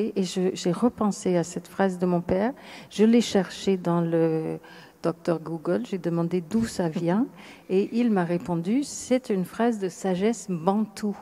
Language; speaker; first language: French; non-native, fluent; English